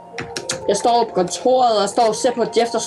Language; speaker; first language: Danish; native; Danish